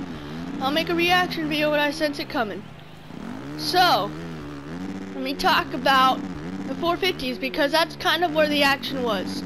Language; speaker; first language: English; native; English